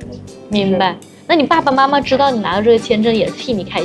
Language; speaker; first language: Chinese; native; Chinese